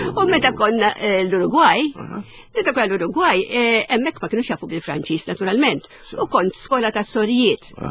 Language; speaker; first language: Maltese; early bilingual, other home language; Italian